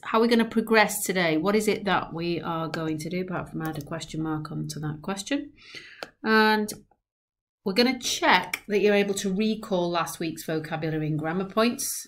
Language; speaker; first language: English; native; English